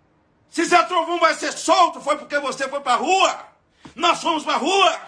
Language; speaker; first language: Portuguese; native; Portuguese